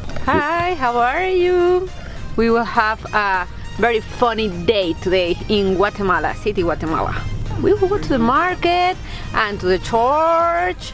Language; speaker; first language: English; non-native, learner; Spanish